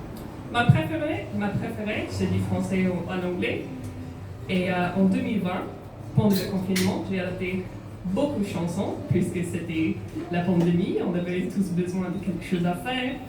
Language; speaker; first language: French; non-native, fluent; English